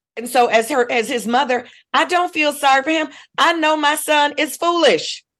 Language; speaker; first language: English; native; English